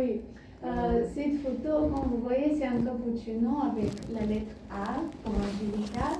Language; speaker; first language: French; non-native, learner; Bulgarian